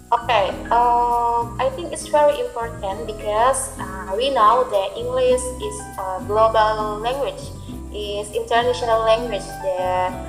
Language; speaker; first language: English; non-native, learner; Indonesian